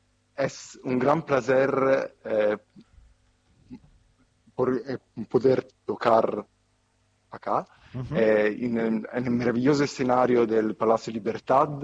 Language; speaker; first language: Spanish; non-native, fluent; Italian